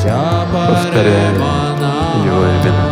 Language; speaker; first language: Russian; native; Russian